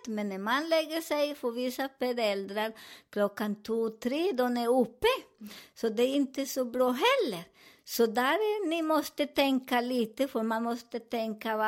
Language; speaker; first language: Swedish; non-native, learner; Spanish